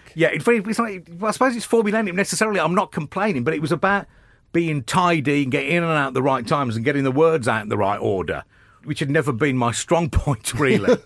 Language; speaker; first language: English; native; English